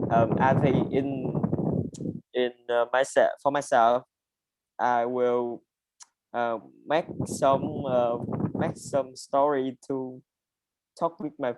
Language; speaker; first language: English; non-native, learner; Vietnamese